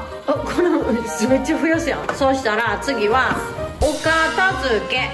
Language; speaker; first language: Japanese; native; Japanese